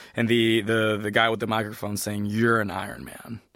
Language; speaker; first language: English; early bilingual, other home language; Spanish